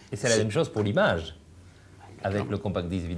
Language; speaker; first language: French; native; French